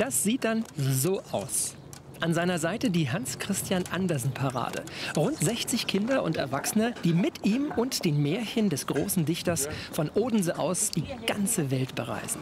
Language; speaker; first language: German; native; German